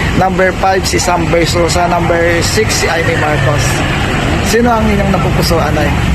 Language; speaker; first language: Filipino; native; Filipino